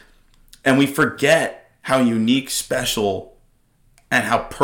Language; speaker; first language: English; native; English